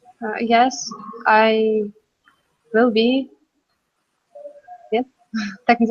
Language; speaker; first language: English; non-native, learner; Russian